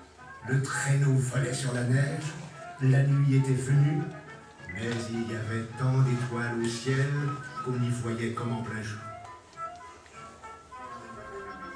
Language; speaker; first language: French; native; French